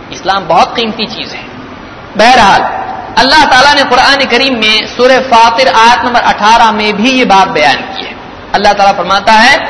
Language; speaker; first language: Urdu; native; Urdu